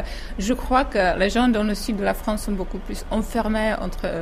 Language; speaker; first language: French; non-native, fluent; Czech